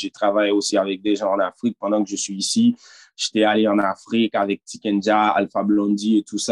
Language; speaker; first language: French; non-native, local second language; Haitian Creole